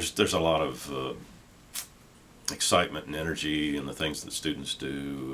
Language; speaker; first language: English; native; English